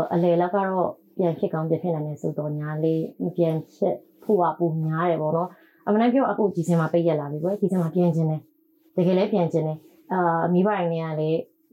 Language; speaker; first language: Burmese; native; Burmese